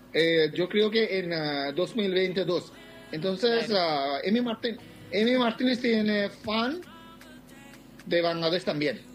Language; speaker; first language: Spanish; non-native, fluent; Bangla